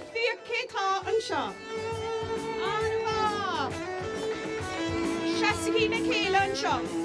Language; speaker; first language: Irish; native; Irish